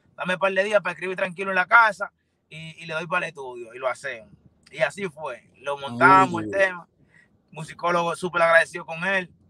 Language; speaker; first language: Spanish; native; Spanish